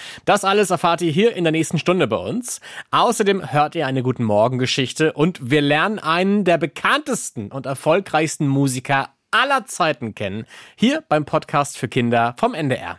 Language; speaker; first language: German; native; German